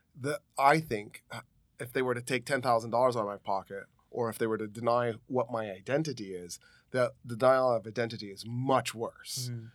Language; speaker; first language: English; early bilingual, other home language; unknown